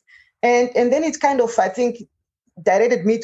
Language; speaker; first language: English; non-native, local second language; Shona